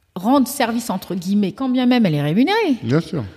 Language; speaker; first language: French; early bilingual, other home language; Kabuverdianu